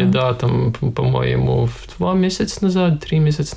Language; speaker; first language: Russian; non-native, local second language; Latvian